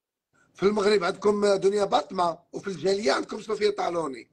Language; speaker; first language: Arabic; native; Arabic